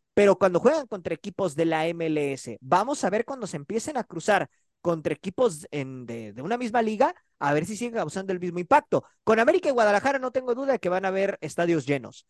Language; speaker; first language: Spanish; native; Spanish